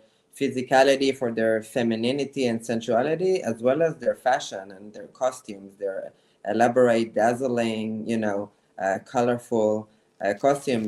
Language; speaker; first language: English; non-native, fluent; Hebrew